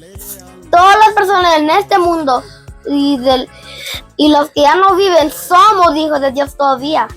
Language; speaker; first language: Spanish; early bilingual, heritage; Spanish